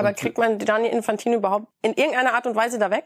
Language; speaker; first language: German; native; German